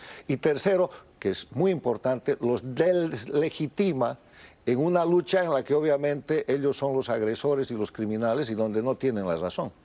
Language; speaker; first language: Spanish; native; Spanish